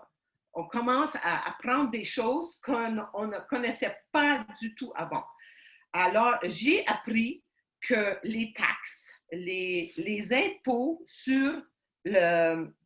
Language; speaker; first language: French; early bilingual, heritage; Ukrainian